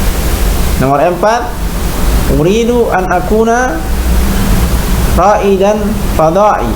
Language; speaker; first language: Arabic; non-native, fluent; Indonesian